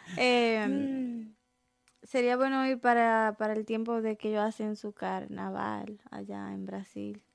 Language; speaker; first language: Spanish; native; Spanish